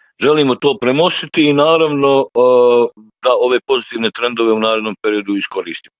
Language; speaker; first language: Bosnian; native; Bosnian